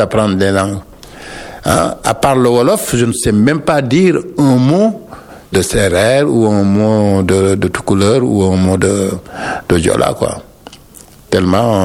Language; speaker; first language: French; non-native, local second language; Wolof